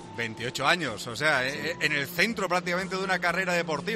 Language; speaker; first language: Spanish; native; Spanish